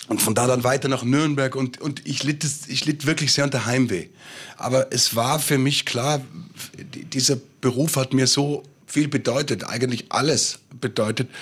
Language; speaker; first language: German; native; German